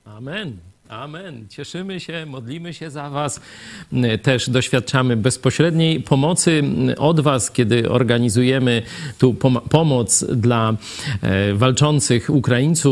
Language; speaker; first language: Polish; native; Polish